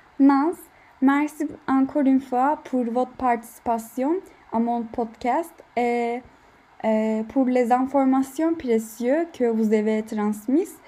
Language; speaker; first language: French; non-native, learner; Turkish